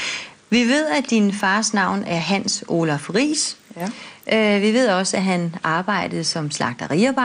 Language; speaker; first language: Danish; native; Danish